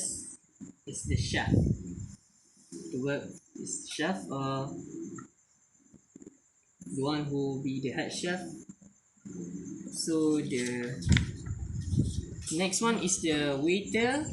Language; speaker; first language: English; non-native, learner; Malay